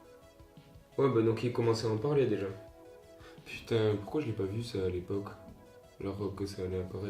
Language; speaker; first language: French; native; French